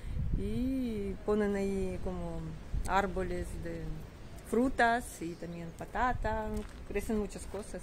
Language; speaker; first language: Spanish; non-native, learner; Russian